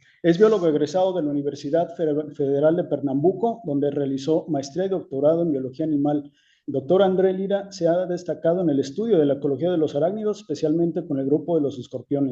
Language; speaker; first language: Spanish; native; Spanish